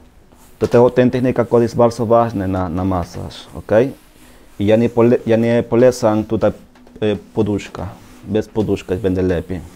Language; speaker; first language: Polish; non-native, learner; Spanish